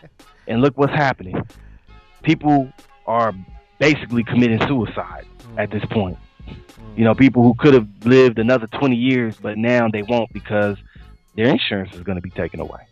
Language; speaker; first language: English; native; English